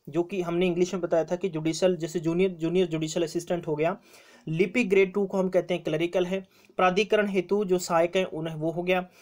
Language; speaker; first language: Hindi; non-native, local second language; Punjabi